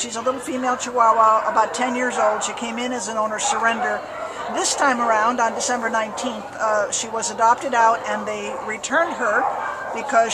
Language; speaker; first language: English; native; English